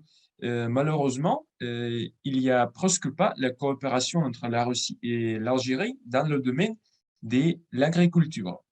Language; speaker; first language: French; non-native, fluent; Russian